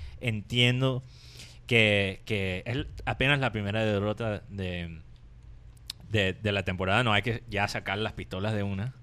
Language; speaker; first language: Spanish; non-native, fluent; English